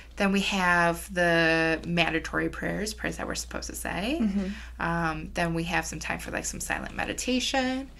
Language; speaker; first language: English; native; English